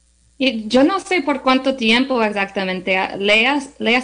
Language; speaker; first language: Spanish; non-native, learner; English